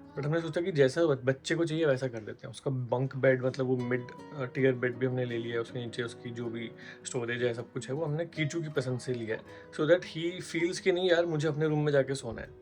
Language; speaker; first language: Hindi; native; Hindi